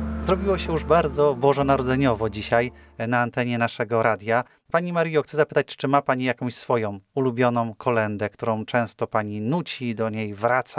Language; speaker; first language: Polish; native; Polish